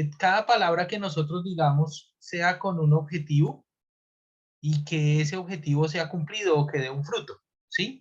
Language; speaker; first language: Spanish; native; Spanish